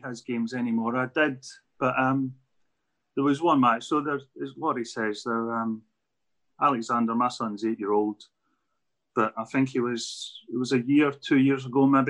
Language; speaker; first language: English; native; English